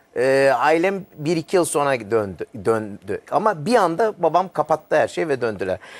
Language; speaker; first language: Turkish; early bilingual, heritage; Turkish